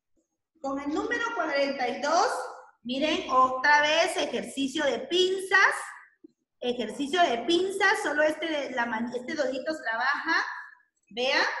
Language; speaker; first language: Spanish; native; Spanish